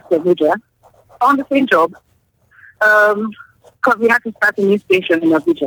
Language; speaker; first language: English; non-native, local second language; Yoruba